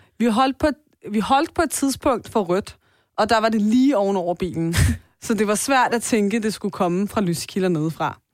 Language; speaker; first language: Danish; early bilingual, other home language; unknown